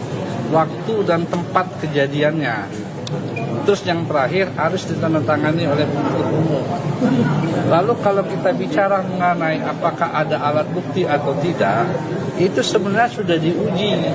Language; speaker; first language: Indonesian; native; Indonesian